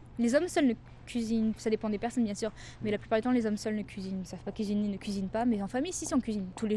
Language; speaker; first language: French; native; French